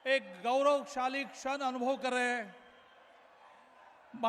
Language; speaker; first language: Hindi; non-native, local second language; Marathi